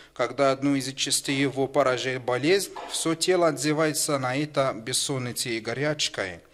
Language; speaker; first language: Russian; non-native, fluent; Arabic